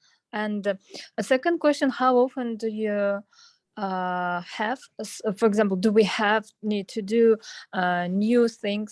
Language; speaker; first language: English; non-native, learner; Russian